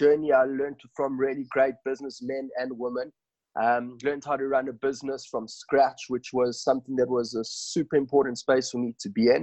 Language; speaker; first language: English; native; English